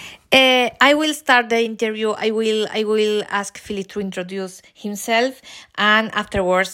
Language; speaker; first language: English; non-native, learner; Spanish